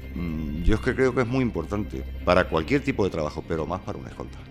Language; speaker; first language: Spanish; native; Spanish